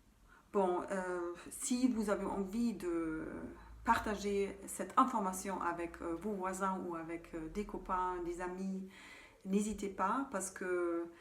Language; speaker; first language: French; non-native, fluent; German